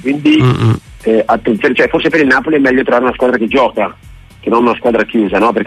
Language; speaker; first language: Italian; native; Italian